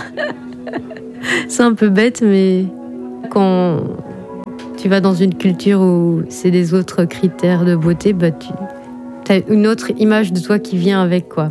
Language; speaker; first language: French; native; French